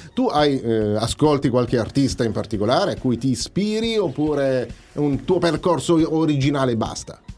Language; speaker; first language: Italian; native; Italian